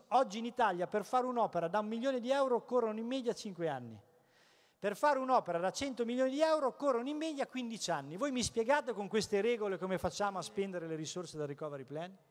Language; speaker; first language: Italian; native; Italian